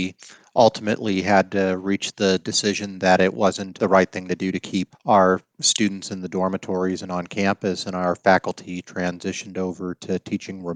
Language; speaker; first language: English; native; English